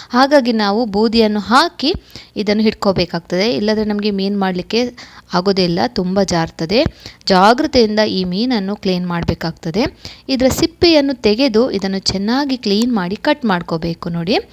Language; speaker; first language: Kannada; non-native, local second language; Tulu